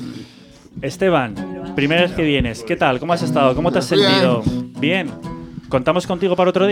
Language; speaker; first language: Spanish; native; Spanish